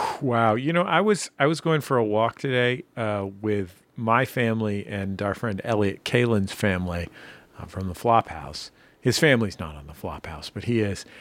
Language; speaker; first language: English; native; English